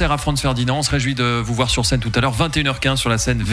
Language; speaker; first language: French; native; French